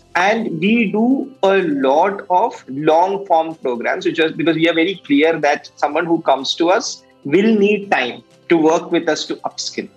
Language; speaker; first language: English; non-native, local second language; Malayalam